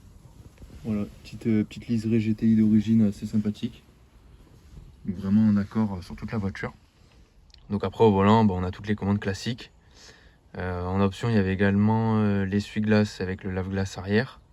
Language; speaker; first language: French; native; French